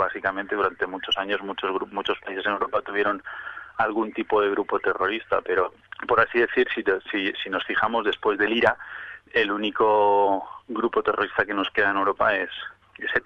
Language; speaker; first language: Spanish; native; Spanish